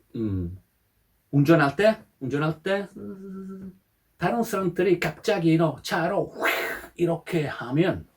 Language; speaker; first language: Korean; non-native, fluent; Italian